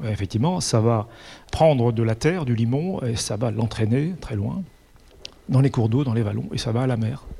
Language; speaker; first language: French; native; French